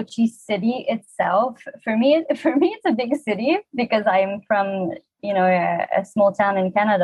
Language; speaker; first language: English; non-native, fluent; French